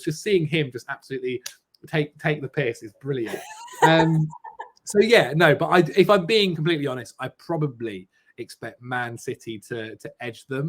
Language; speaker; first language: English; native; English